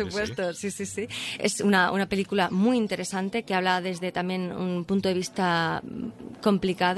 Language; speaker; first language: Spanish; native; Spanish